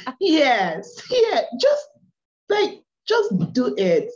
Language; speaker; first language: English; non-native, local second language; Igbo